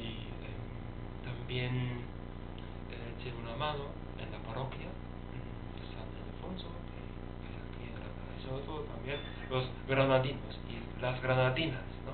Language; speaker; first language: Spanish; non-native, fluent; German